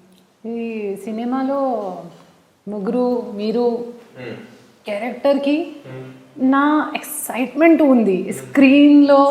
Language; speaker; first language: Telugu; non-native, learner; Hindi